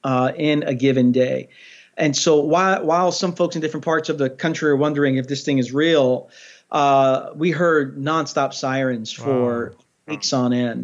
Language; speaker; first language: English; native; English